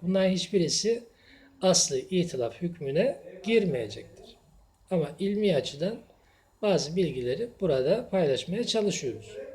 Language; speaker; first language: Turkish; native; Turkish